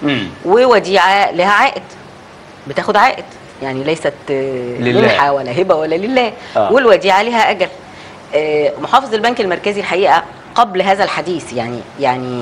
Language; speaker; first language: Arabic; native; Arabic